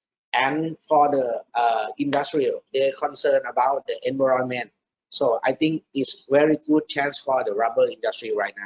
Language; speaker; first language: English; non-native, learner; Thai